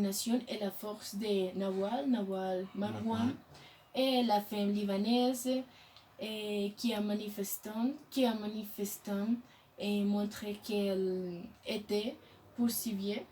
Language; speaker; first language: French; non-native, learner; Spanish